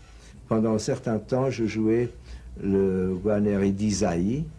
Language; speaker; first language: French; non-native, fluent; English